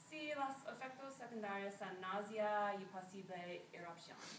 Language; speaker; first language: Spanish; non-native, learner; English